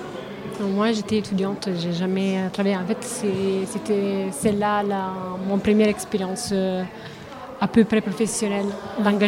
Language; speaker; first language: French; non-native, learner; Italian